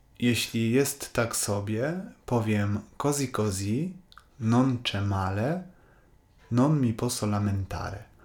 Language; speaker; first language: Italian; non-native, learner; Polish